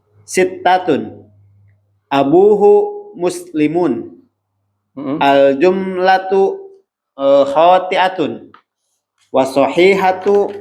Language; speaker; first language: Arabic; non-native, learner; Indonesian